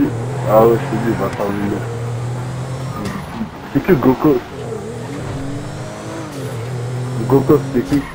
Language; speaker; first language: French; native; French